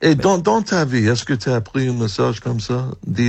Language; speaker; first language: French; non-native, learner; English